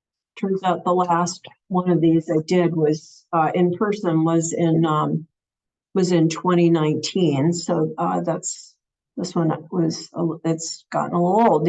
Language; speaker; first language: English; native; English